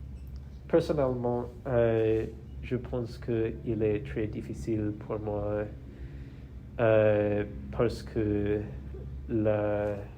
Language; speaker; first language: French; non-native, learner; English